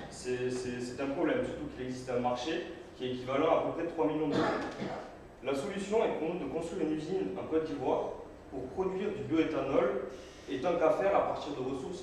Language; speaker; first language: French; native; French